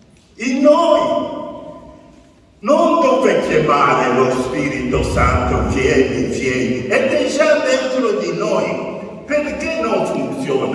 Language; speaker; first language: Italian; non-native, fluent; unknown